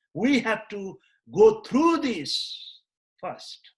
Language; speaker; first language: English; non-native, local second language; Nepali